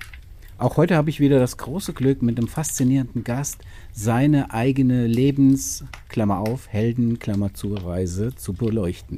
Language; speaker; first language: German; native; German